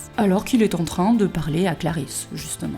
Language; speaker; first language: French; native; French